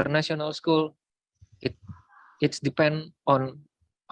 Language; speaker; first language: English; non-native, learner; Indonesian